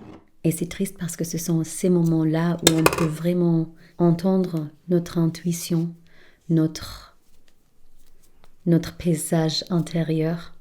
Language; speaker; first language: French; non-native, fluent; German